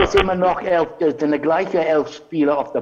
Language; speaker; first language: German; non-native, fluent; English